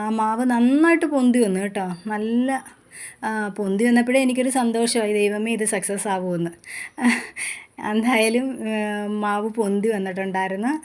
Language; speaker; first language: Malayalam; native; Malayalam